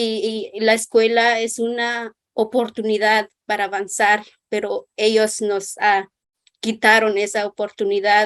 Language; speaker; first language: Spanish; non-native, local second language; Kʼicheʼ